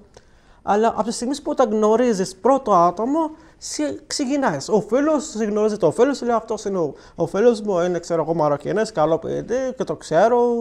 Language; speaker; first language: Greek; non-native, learner; Arabic